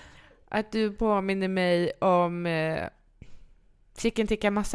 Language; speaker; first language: Swedish; native; Swedish